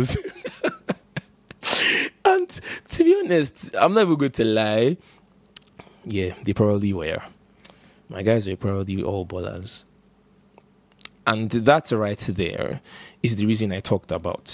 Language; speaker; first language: English; non-native, local second language; Igbo